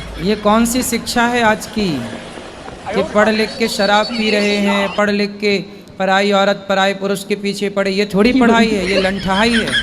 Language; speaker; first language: Hindi; native; Hindi